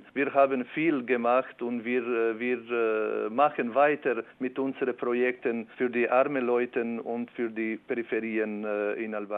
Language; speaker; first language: German; non-native, learner; Albanian